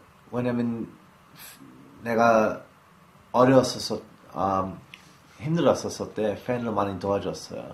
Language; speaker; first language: Korean; early bilingual, heritage; English